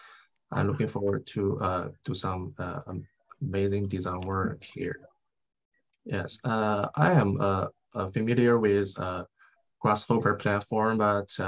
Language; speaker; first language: English; non-native, fluent; Chinese